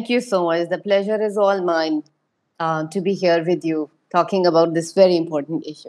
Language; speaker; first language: English; non-native, local second language; Hindi